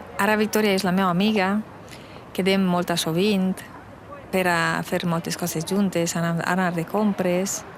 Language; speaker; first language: Catalan; non-native, fluent; Romanian